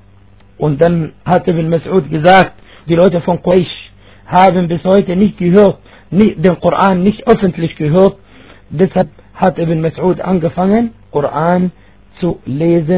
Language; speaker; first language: German; non-native, fluent; Arabic